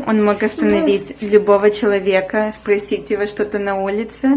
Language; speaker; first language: Russian; native; Russian